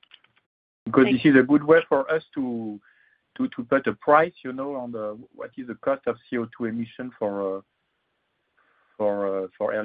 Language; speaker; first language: English; non-native, fluent; French